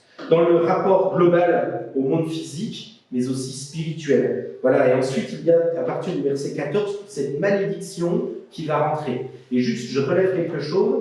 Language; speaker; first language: French; native; French